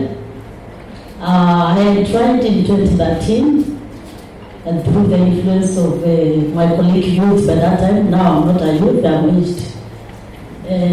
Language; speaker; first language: English; non-native, local second language; Meru